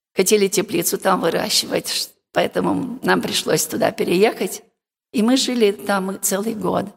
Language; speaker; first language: Russian; non-native, local second language; Romanian